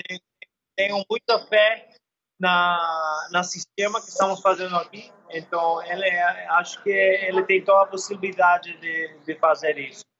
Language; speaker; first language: Portuguese; non-native, learner; English